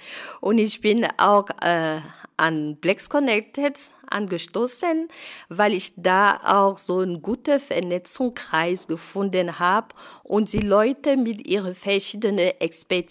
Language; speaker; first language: German; non-native, fluent; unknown